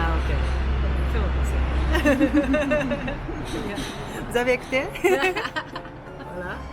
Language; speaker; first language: French; non-native, fluent; Japanese